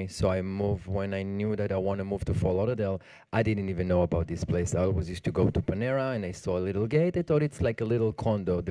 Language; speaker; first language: English; non-native, learner; Hebrew